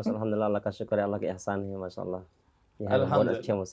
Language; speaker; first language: Hindi; non-native, fluent; Khmer